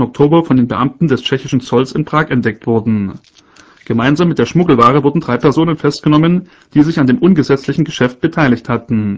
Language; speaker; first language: German; native; German